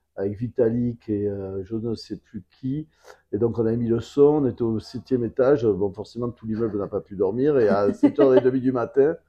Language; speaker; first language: French; native; French